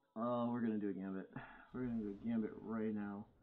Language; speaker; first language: English; native; English